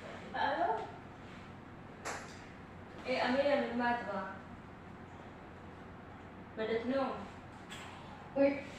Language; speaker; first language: Arabic; non-native, learner; Oromo